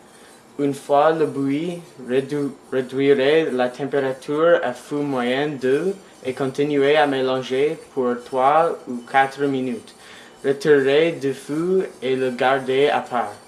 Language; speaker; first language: French; non-native, learner; English